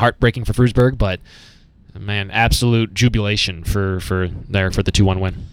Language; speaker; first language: English; native; English